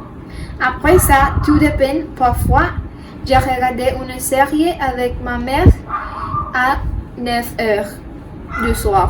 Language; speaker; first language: French; non-native, learner; Spanish